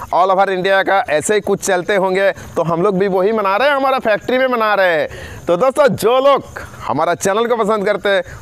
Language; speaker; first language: Hindi; non-native, local second language; Bangla